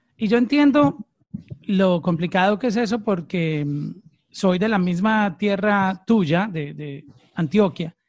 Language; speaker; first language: Spanish; native; Spanish